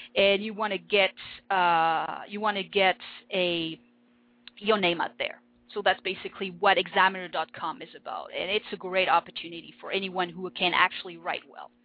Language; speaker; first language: English; non-native, fluent; French